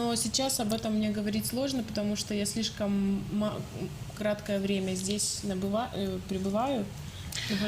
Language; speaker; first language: Russian; native; Russian